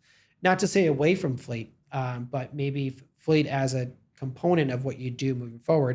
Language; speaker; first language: English; native; English